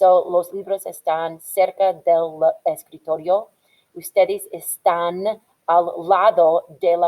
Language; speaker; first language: Spanish; non-native, fluent; English